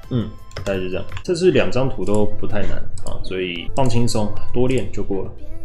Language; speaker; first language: Chinese; native; Chinese